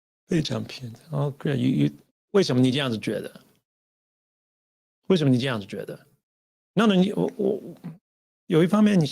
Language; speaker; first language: Chinese; non-native, learner; English